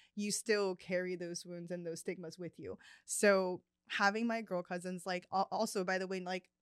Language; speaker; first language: English; early bilingual, other home language; Chinese